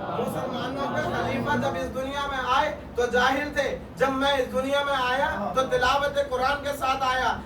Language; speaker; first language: Urdu; native; Urdu